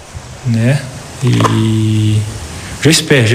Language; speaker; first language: French; non-native, learner; Portuguese